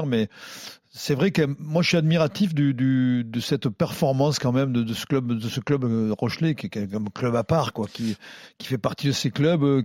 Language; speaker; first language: French; native; French